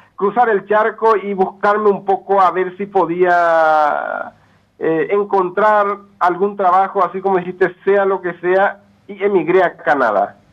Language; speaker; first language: Spanish; native; Spanish